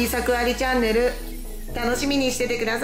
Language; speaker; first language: Japanese; native; Japanese